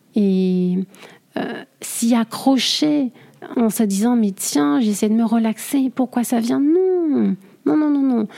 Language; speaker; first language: French; native; French